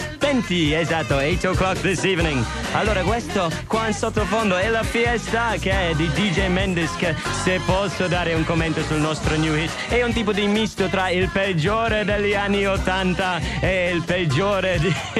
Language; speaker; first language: Italian; non-native, fluent; English